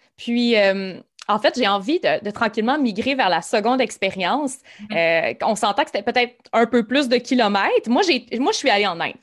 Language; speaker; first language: French; native; French